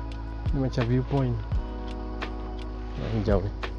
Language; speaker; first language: Malay; native; Malay